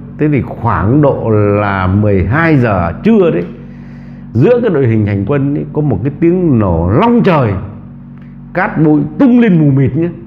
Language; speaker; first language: Vietnamese; native; Vietnamese